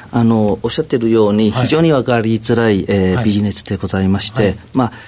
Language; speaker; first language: Japanese; non-native, fluent; Chinese